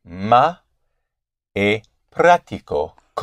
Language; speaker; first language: Italian; non-native, learner; English